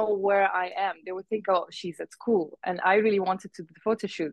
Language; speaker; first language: English; non-native, fluent; Uzbek